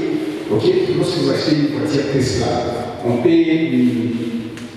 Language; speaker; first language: French; non-native, local second language; Swahili